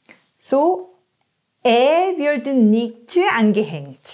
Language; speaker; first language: German; non-native, fluent; Korean